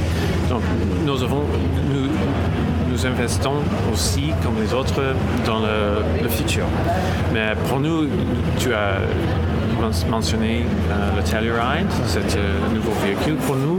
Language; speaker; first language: French; non-native, local second language; English